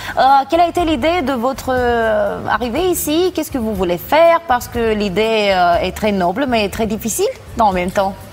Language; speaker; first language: French; non-native, fluent; Romanian